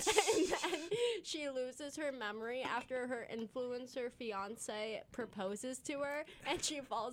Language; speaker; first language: English; native; English